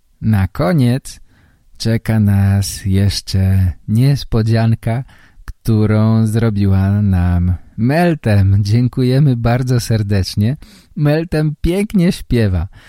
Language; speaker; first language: Polish; native; Polish